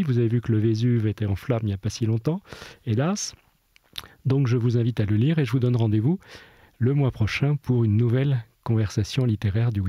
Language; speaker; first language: French; native; French